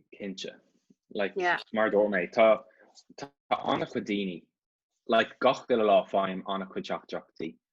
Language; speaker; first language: Irish; non-native, local second language; English